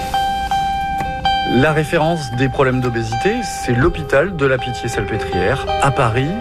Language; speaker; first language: French; native; French